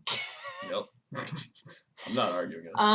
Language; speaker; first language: English; native; English